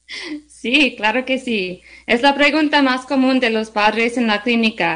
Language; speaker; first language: Spanish; non-native, learner; English